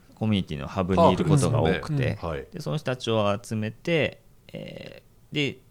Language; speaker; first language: Japanese; native; Japanese